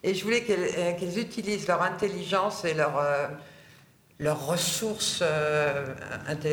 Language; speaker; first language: French; native; French